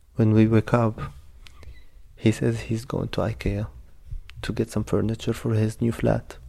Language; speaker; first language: English; non-native, fluent; Arabic